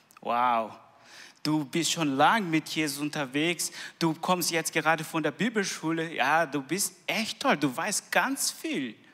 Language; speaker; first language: German; non-native, learner; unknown